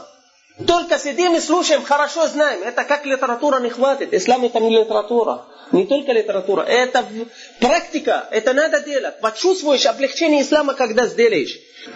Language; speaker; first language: Russian; non-native, fluent; Arabic